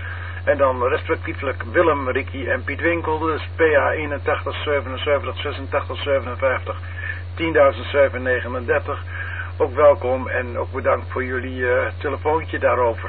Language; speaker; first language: Dutch; native; Dutch